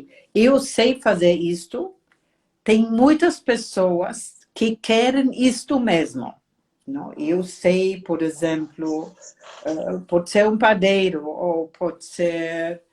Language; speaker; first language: Portuguese; non-native, fluent; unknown